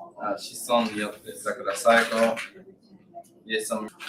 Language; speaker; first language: Japanese; non-native, learner; English